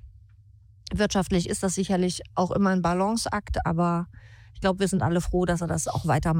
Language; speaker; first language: German; native; German